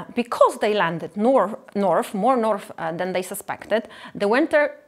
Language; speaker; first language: English; non-native, fluent; Polish